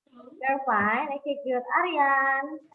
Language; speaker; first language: English; non-native, fluent; Indonesian